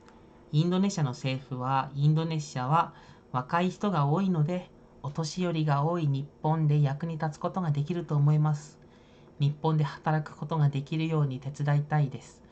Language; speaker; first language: Japanese; non-native, fluent; Indonesian